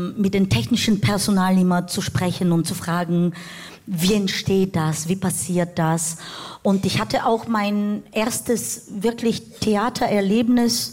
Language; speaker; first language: German; non-native, fluent; Bulgarian